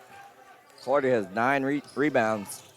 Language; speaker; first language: English; native; English